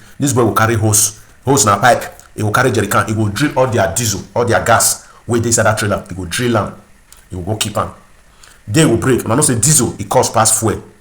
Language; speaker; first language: Nigerian Pidgin; native; Nigerian Pidgin